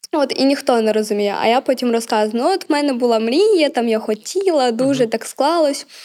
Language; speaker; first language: Ukrainian; native; Ukrainian